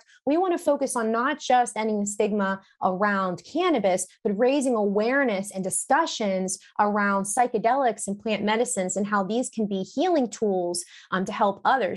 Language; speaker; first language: English; native; English